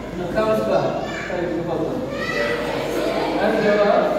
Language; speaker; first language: Indonesian; non-native, learner; Arabic